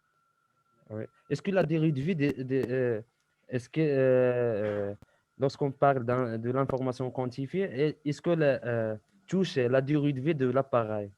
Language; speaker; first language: French; non-native, local second language; Arabic